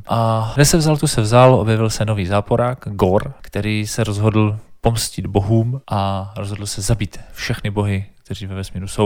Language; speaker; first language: Czech; native; Czech